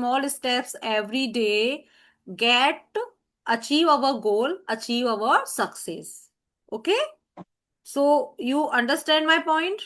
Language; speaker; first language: English; non-native, learner; Hindi